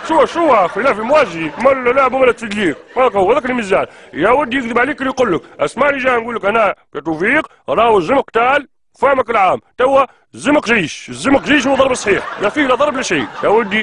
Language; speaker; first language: Arabic; native; Arabic